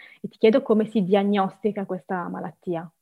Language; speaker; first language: Italian; native; Italian